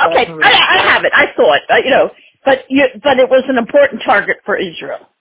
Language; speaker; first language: English; native; English